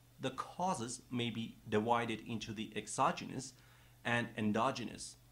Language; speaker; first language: English; non-native, fluent; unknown